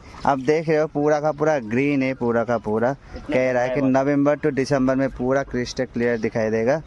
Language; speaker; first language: Hindi; non-native, local second language; Nepali